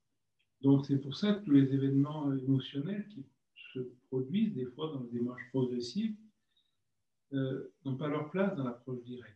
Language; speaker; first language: French; native; French